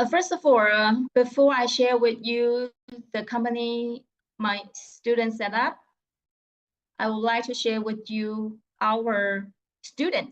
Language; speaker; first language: English; non-native, learner; Chinese